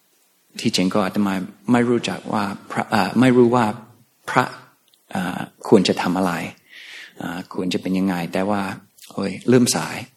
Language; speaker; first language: Thai; non-native, fluent; English